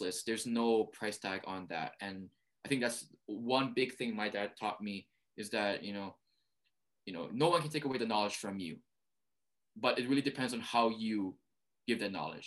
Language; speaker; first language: English; early bilingual, other home language; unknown